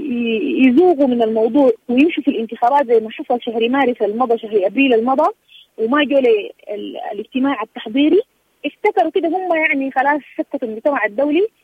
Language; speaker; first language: Arabic; native; Arabic